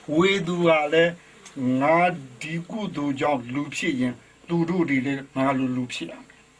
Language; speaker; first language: Burmese; native; Burmese